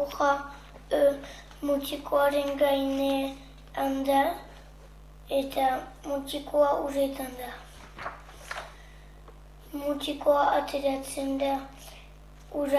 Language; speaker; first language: Basque; non-native, local second language; French